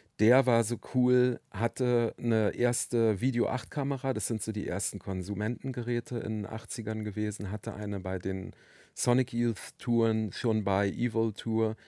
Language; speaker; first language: German; native; German